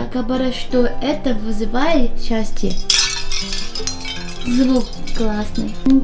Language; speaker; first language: Russian; non-native, learner; Korean